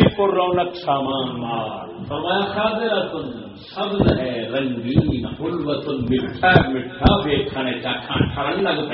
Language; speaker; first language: Urdu; non-native, local second language; Punjabi